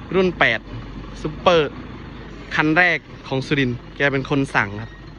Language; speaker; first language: Thai; non-native, local second language; Northern Khmer